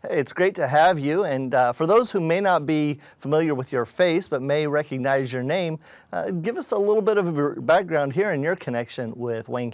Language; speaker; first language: English; native; English